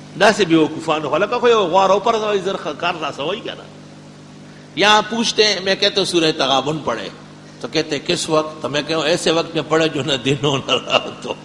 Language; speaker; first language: Urdu; non-native, local second language; Pashto